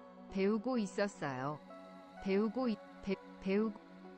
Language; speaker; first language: Korean; non-native, learner; English